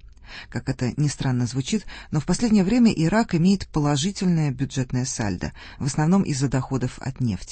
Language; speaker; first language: Russian; native; Russian